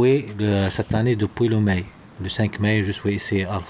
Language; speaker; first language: French; non-native, learner; Arabic